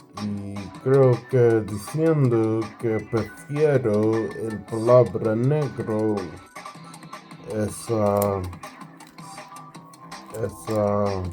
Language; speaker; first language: Spanish; non-native, learner; English